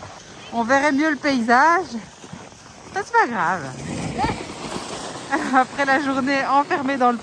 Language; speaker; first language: French; native; French